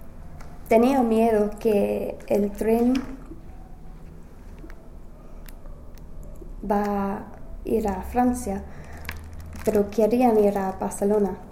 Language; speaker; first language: Spanish; non-native, learner; English